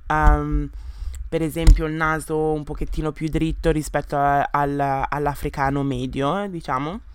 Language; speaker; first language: Italian; early bilingual, other home language; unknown